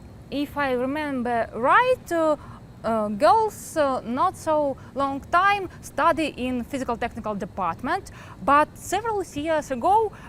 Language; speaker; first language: English; non-native, learner; Ukrainian